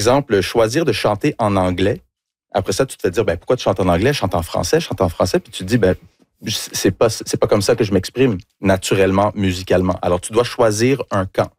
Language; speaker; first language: French; early bilingual, other home language; English